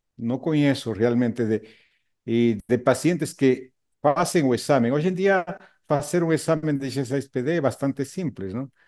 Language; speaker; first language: Portuguese; non-native, fluent; Spanish